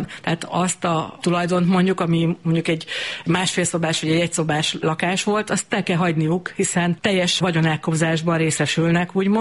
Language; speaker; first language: Hungarian; native; Hungarian